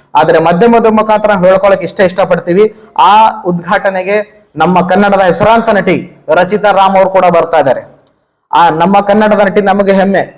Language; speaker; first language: Kannada; native; Kannada